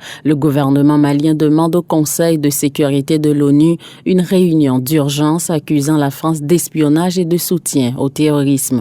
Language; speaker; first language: French; native; French